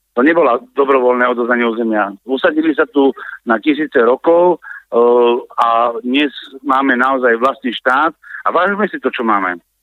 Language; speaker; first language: Slovak; native; Slovak